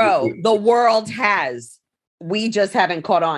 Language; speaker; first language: English; native; English